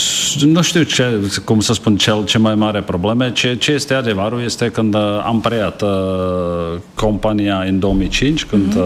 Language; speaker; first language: Romanian; non-native, learner; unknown